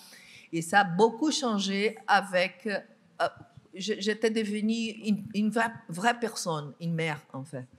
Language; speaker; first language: French; non-native, fluent; Portuguese